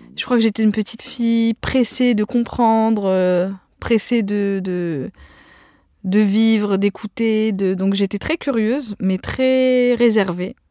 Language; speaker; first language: French; early bilingual, other home language; Arabic